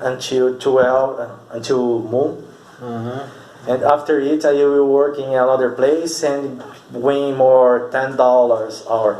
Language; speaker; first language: English; non-native, learner; Portuguese